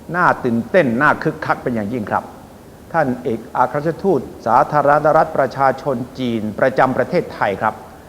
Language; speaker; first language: Thai; native; Thai